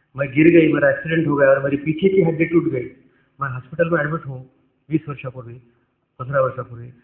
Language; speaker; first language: Hindi; non-native, local second language; Marathi